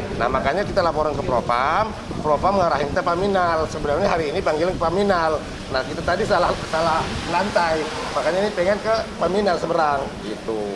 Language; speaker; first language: Indonesian; native; Indonesian